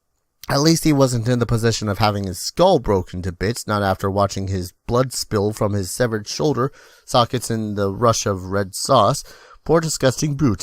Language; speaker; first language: English; native; English